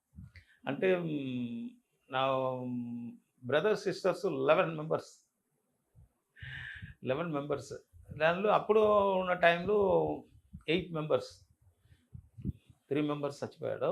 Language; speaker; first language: Telugu; non-native, learner; Tamil